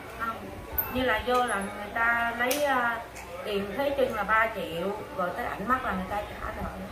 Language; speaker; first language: Vietnamese; non-native, local second language; Khmer